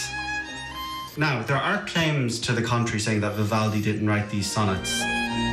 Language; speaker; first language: English; native; English